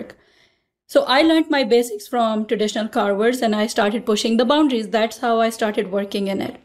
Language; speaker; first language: English; non-native, local second language; Urdu